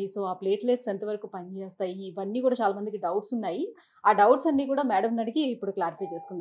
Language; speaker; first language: Telugu; native; Telugu